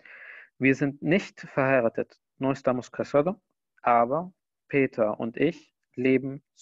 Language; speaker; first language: German; non-native, fluent; Spanish